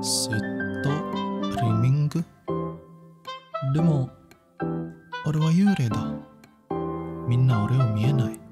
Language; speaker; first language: Japanese; non-native, learner; Indonesian